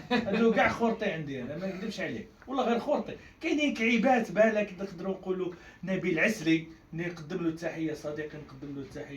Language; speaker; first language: Arabic; native; Arabic